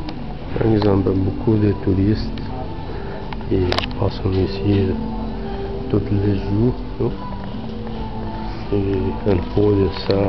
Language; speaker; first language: French; non-native, learner; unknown